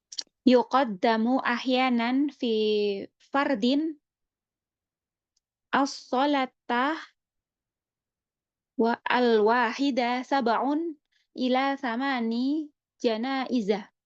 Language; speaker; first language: Arabic; non-native, learner; Indonesian